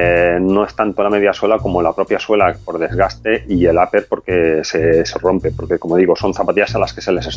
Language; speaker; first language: Spanish; native; Spanish